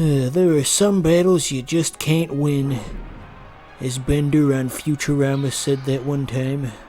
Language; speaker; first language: English; native; English